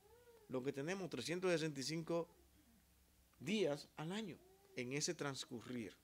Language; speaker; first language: Spanish; native; Spanish